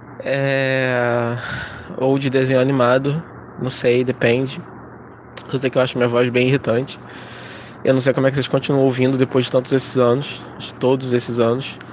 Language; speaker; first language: Portuguese; native; Portuguese